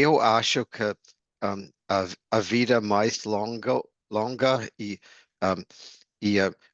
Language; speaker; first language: Portuguese; non-native, learner; English